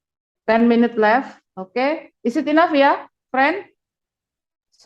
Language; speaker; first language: English; non-native, fluent; Indonesian